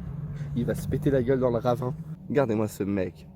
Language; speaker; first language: French; native; French